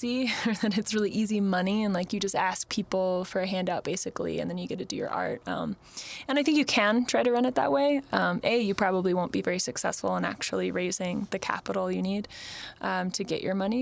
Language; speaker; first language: English; native; English